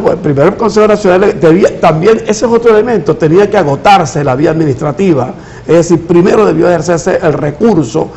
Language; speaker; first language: Spanish; native; Spanish